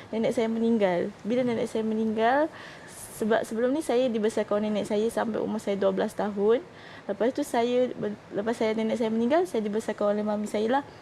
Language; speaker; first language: Malay; non-native, local second language; Chinese